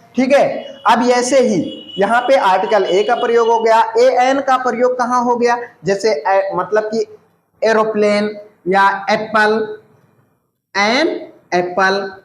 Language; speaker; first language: Hindi; native; Hindi